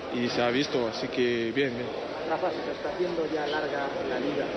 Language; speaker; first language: Spanish; non-native, fluent; French